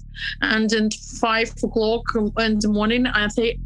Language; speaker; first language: English; non-native, learner; Ukrainian